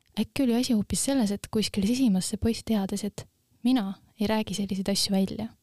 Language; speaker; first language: Estonian; non-native, local second language; Russian